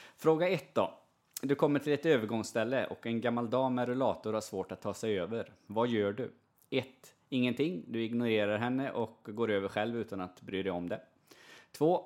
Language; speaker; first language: Swedish; native; Swedish